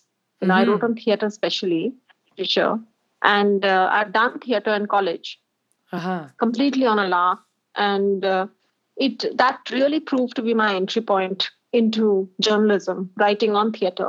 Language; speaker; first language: English; non-native, local second language; Hindi